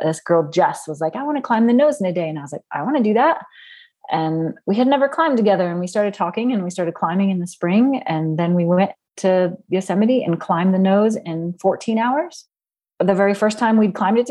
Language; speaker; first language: English; native; English